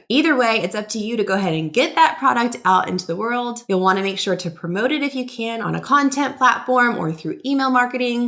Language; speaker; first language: English; native; English